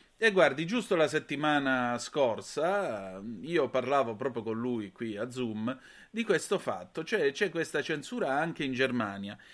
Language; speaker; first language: Italian; native; Italian